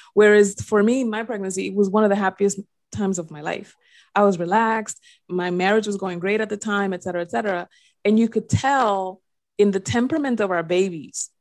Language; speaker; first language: English; non-native, fluent; Spanish